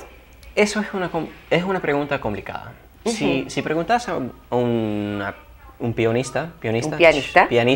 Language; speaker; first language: Spanish; non-native, fluent; English